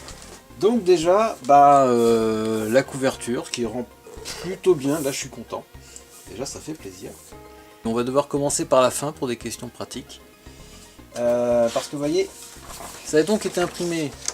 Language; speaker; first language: French; native; French